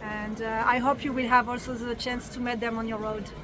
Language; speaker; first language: English; non-native, learner; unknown